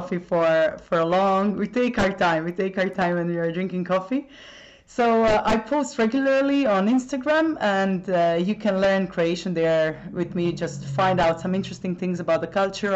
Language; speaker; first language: English; non-native, fluent; Croatian